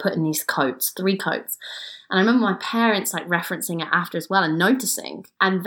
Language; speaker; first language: English; native; English